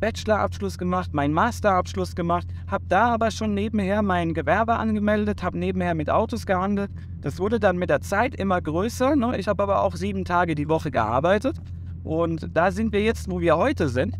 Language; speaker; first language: German; native; German